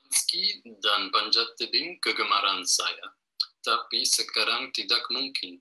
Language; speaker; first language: Indonesian; non-native, learner; German